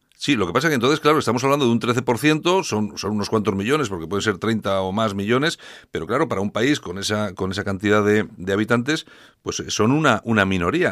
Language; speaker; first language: Spanish; native; Spanish